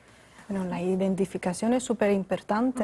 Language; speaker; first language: Spanish; non-native, fluent; Chinese